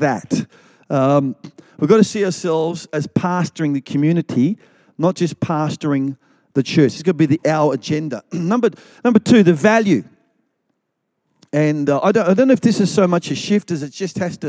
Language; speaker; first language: English; native; English